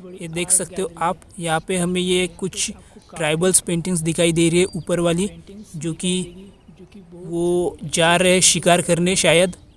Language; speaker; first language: Hindi; non-native, local second language; Marathi